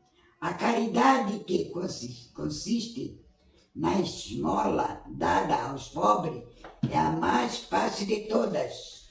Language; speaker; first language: Portuguese; native; Portuguese